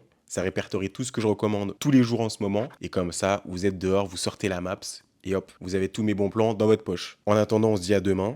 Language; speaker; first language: French; native; French